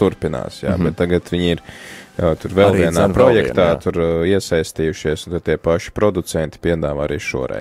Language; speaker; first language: Latvian; native; Latvian